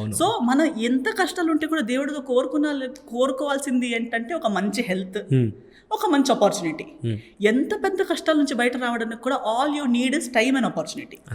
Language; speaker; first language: Telugu; non-native, fluent; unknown